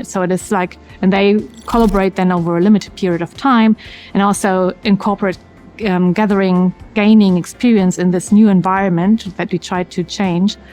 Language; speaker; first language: English; non-native, fluent; German